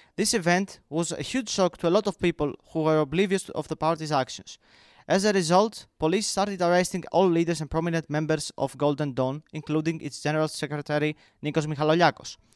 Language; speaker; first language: English; non-native, fluent; Greek